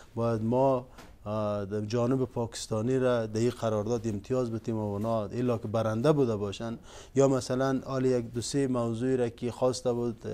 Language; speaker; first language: Persian; non-native, local second language; Uzbek